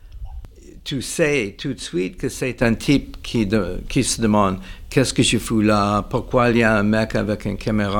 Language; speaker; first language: French; non-native, fluent; English